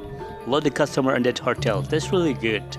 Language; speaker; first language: English; non-native, local second language; Indonesian